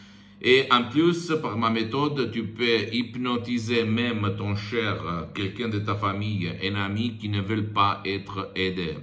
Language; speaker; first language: French; non-native, fluent; Italian